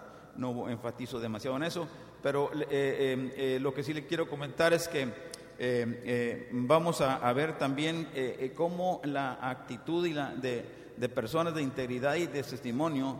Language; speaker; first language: Spanish; native; Spanish